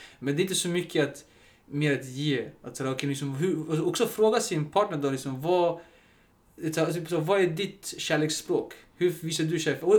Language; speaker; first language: Swedish; early bilingual, other home language; Spanish